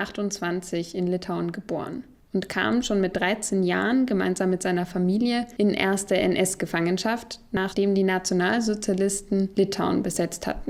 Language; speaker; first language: German; native; German